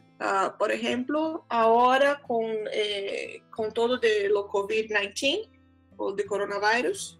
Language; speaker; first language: Spanish; non-native, fluent; Portuguese